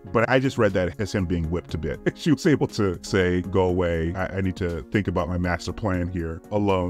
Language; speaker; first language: English; native; English